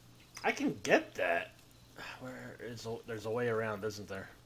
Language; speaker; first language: English; native; English